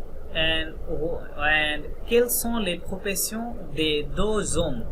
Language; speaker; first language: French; non-native, learner; Bangla